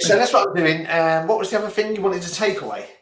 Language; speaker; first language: English; native; English